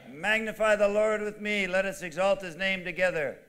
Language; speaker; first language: English; native; English